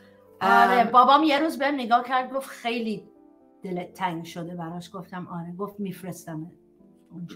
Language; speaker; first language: Persian; early bilingual, heritage; Persian